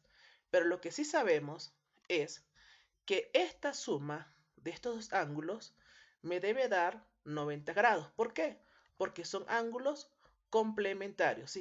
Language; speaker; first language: Spanish; native; Spanish